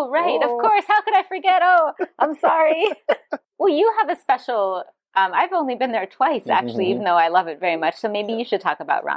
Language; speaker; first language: English; non-native, fluent; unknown